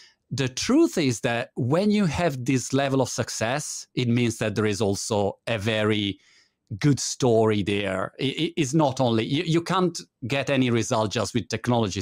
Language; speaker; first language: English; non-native, fluent; Italian